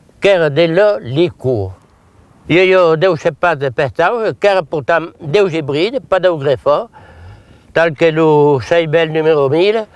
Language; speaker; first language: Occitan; native; Occitan